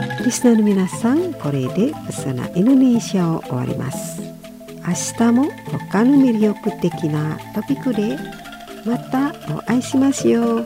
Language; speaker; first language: Japanese; non-native, fluent; Indonesian